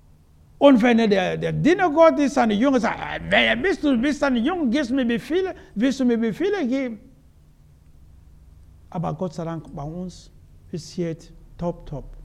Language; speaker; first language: German; non-native, learner; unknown